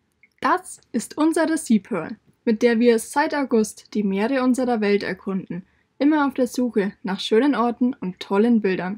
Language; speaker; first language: German; native; German